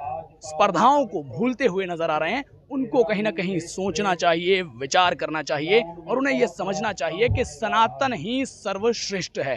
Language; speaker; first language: Hindi; native; Hindi